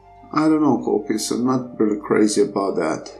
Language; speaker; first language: English; non-native, fluent; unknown